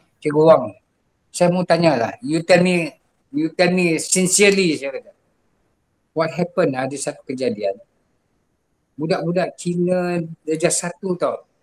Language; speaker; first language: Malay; non-native, local second language; Javanese